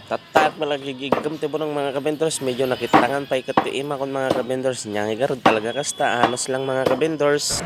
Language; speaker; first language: Filipino; non-native, local second language; Iloko